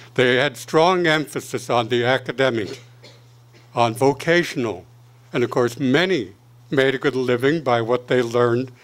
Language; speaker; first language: English; native; English